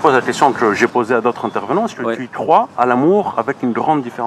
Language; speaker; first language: French; native; French